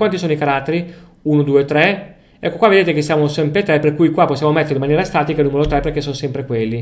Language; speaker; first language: Italian; native; Italian